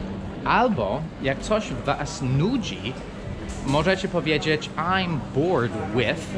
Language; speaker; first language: Polish; non-native, fluent; English